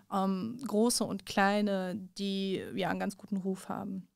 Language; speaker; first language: German; early bilingual, other home language; Persian